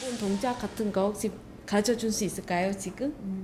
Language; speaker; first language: Korean; non-native, learner; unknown